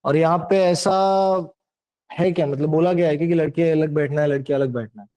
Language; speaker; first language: Hindi; non-native, local second language; Marathi